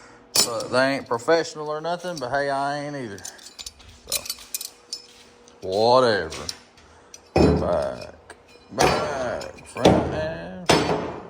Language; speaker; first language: English; native; English